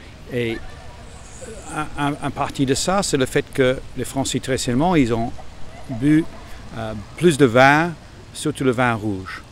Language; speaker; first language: French; non-native, fluent; English